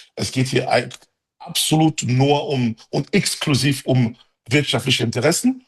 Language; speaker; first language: German; early bilingual, other home language; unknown